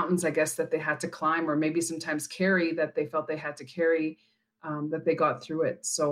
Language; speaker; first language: English; native; English